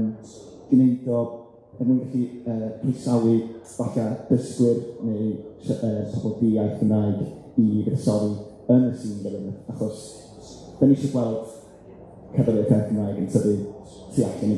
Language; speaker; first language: Welsh; native; Welsh